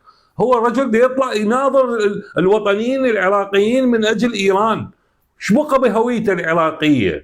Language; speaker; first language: Arabic; native; Arabic